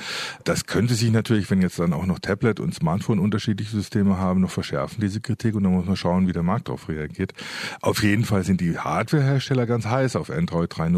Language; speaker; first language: German; native; German